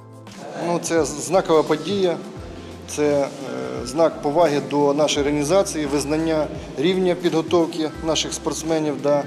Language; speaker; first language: Ukrainian; native; Ukrainian